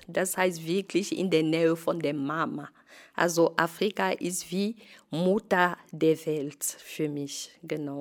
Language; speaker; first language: German; non-native, fluent; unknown